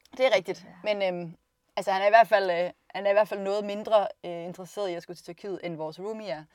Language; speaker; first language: Danish; native; Danish